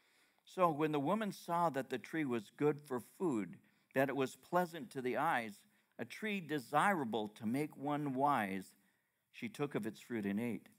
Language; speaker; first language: English; native; English